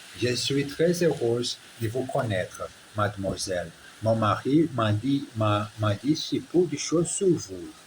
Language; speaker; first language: French; non-native, learner; Portuguese